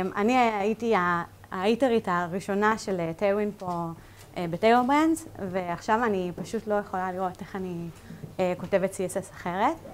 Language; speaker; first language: Hebrew; native; Hebrew